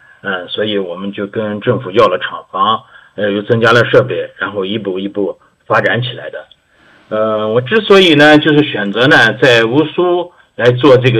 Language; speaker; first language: Chinese; native; Chinese